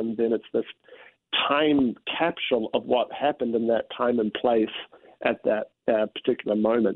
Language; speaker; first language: English; native; English